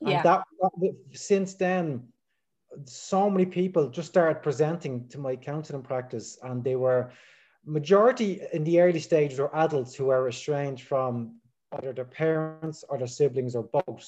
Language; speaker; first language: English; native; English